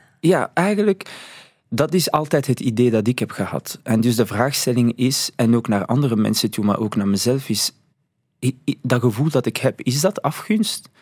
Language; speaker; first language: Dutch; early bilingual, other home language; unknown